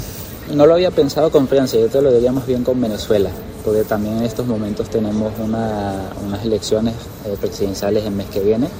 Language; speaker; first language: Spanish; native; Spanish